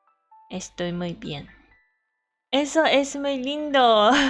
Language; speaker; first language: Spanish; non-native, learner; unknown